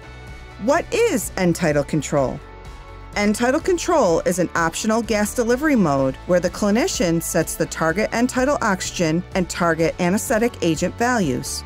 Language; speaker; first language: English; native; English